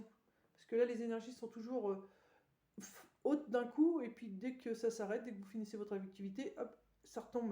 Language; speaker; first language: French; native; French